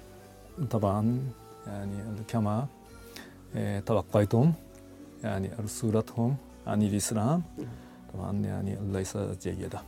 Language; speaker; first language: Arabic; non-native, fluent; Japanese